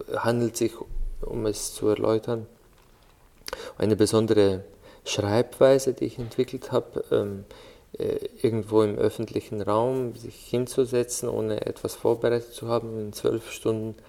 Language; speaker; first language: German; non-native, fluent; Slovenian